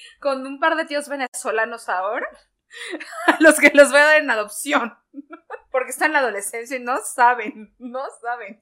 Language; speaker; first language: Spanish; native; Spanish